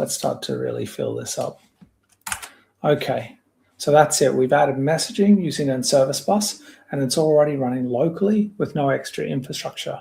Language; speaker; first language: English; native; English